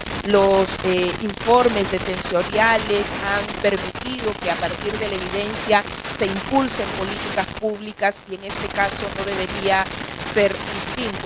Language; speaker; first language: Spanish; native; Spanish